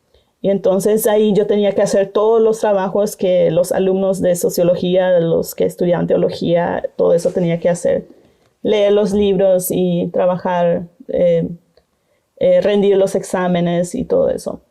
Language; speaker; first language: Spanish; non-native, local second language; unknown